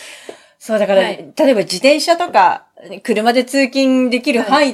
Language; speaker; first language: Japanese; native; Japanese